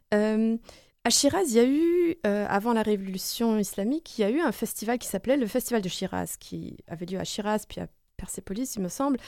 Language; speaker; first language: French; non-native, fluent; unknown